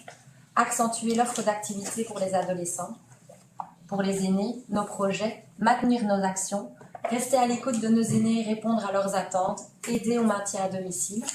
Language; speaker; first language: French; native; French